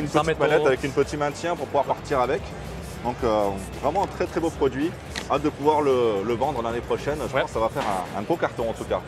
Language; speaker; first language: French; native; French